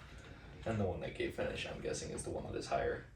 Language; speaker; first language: English; native; English